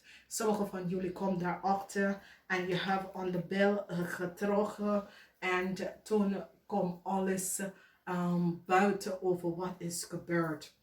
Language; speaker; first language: Dutch; non-native, learner; English